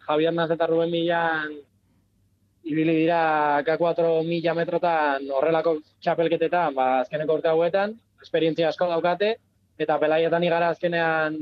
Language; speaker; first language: Basque; native; Basque